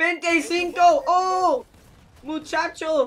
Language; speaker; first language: Spanish; non-native, learner; English